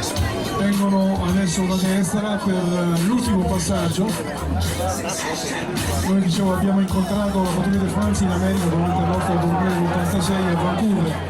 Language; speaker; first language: Italian; native; Italian